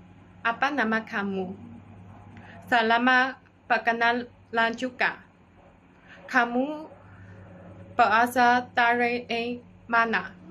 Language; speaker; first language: Indonesian; non-native, learner; Chinese